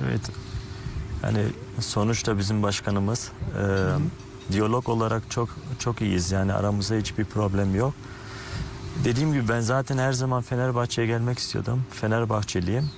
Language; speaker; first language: Turkish; early bilingual, heritage; Turkish